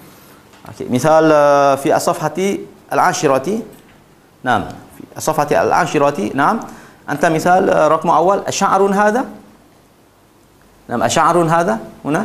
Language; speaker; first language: Arabic; non-native, fluent; Malay